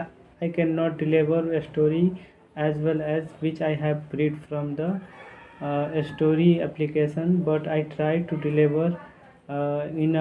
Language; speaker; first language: English; non-native, learner; Hindi